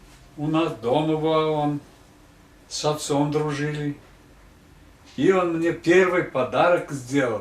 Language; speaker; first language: Russian; non-native, local second language; Tatar